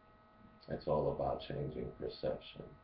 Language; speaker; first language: English; native; English